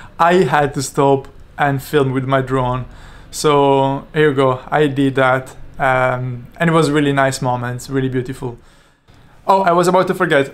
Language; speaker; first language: English; non-native, fluent; Italian